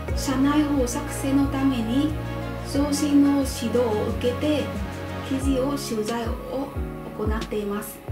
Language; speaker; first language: Japanese; non-native, fluent; Vietnamese